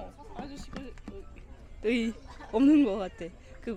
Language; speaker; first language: Korean; non-native, learner; French